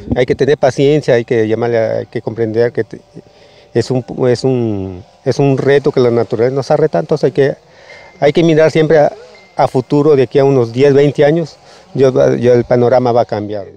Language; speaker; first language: Spanish; native; Spanish